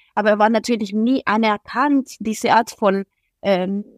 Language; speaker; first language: German; non-native, fluent; Spanish